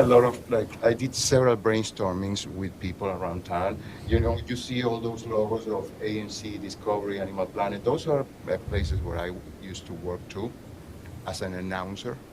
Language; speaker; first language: English; non-native, fluent; Spanish